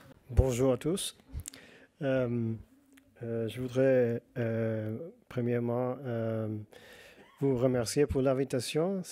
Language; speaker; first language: French; non-native, fluent; Spanish